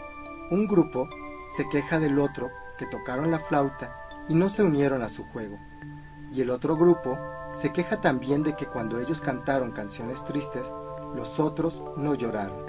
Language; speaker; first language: Spanish; native; Spanish